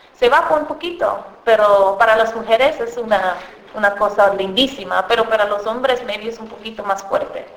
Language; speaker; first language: Spanish; early bilingual, other home language; English